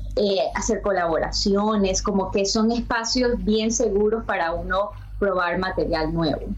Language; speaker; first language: Spanish; early bilingual, heritage; Spanish